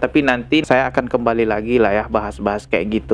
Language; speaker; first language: Indonesian; native; Indonesian